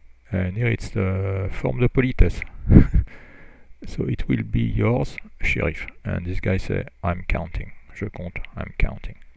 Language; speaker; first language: English; non-native, fluent; French